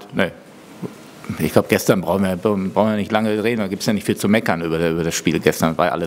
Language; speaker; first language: German; native; German